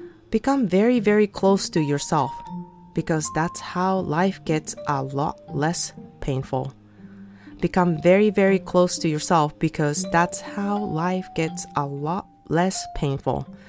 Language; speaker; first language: English; non-native, fluent; Japanese